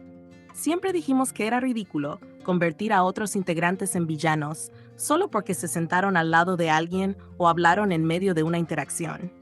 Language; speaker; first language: Spanish; native; Spanish